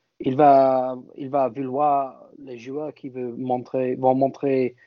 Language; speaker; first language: French; non-native, fluent; English